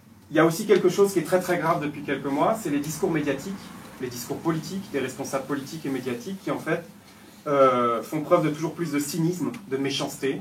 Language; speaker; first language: French; native; French